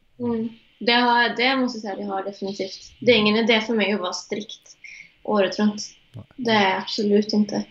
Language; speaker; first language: Swedish; native; Swedish